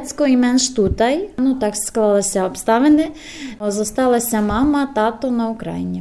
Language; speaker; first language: Polish; non-native, learner; Ukrainian